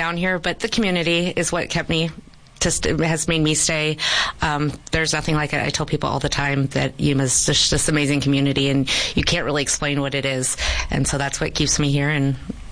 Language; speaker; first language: English; native; English